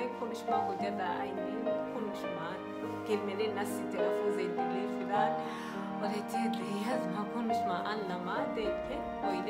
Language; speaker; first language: Turkish; non-native, fluent; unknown